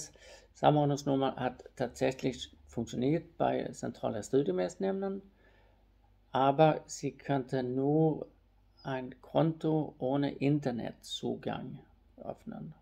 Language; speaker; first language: German; non-native, fluent; Swedish